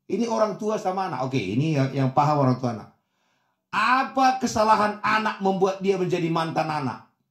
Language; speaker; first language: Indonesian; native; Indonesian